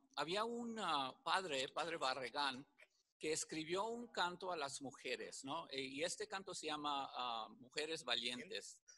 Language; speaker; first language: Spanish; early bilingual, heritage; Spanish